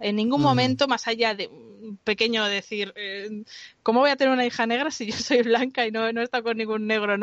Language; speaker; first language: Spanish; native; Spanish